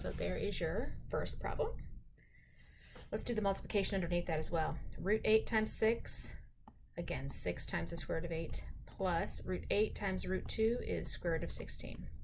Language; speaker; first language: English; native; English